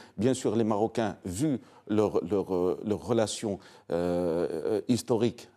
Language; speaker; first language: French; non-native, local second language; Arabic